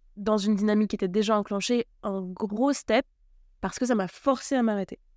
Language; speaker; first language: French; native; French